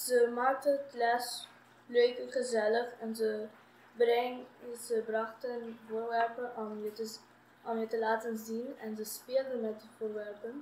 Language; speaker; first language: Dutch; non-native, local second language; Papiamento